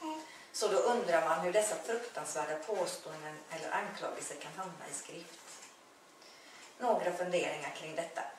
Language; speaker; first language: Swedish; native; Swedish